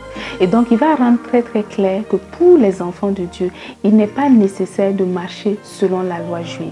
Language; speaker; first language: French; native; French